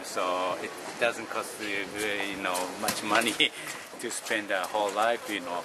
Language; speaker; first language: English; non-native, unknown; Japanese